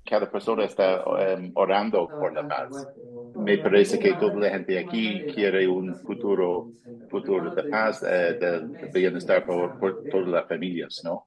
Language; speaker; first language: Spanish; non-native, fluent; English